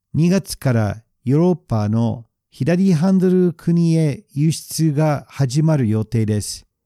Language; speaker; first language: Japanese; non-native, fluent; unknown